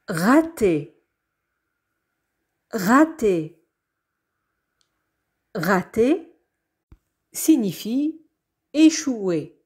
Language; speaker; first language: French; non-native, fluent; Arabic